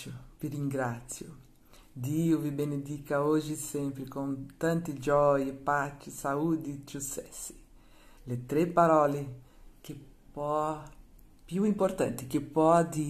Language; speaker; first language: Italian; non-native, learner; Portuguese